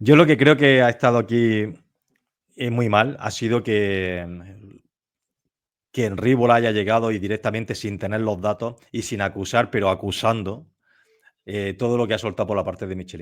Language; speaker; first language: Spanish; native; Spanish